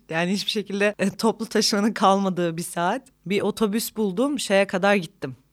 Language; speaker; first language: Turkish; native; Turkish